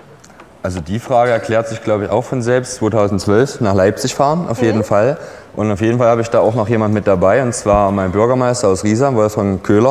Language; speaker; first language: German; native; German